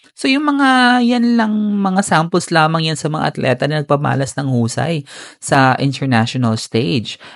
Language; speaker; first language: Filipino; non-native, local second language; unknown